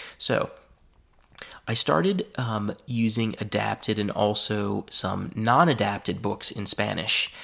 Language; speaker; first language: English; native; English